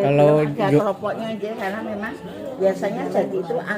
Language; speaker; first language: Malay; non-native, local second language; Javanese